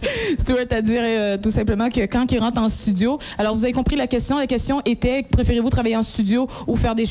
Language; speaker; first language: French; native; French